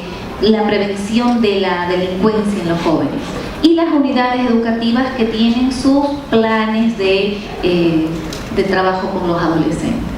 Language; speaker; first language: Spanish; native; Spanish